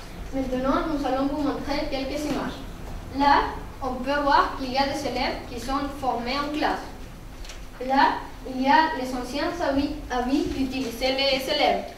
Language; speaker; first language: French; non-native, learner; Spanish